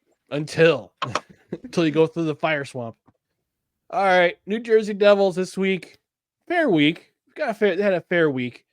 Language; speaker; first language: English; native; English